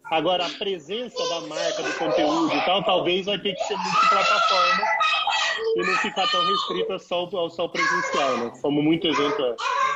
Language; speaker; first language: Portuguese; native; Portuguese